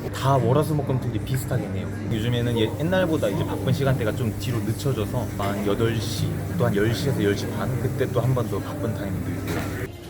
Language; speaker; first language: Korean; native; Korean